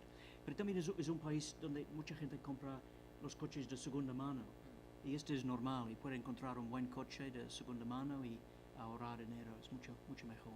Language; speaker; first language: Spanish; non-native, fluent; English